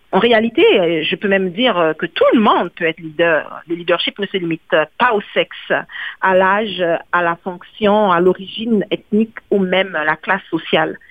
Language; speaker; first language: French; non-native, local second language; Kongo